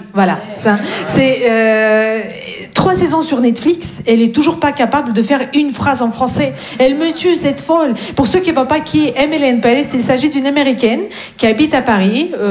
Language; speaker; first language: French; non-native, fluent; Russian